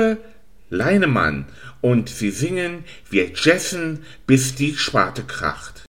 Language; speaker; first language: German; native; German